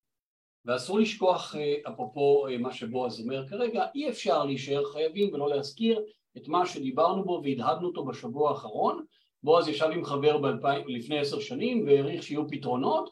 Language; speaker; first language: Hebrew; native; Hebrew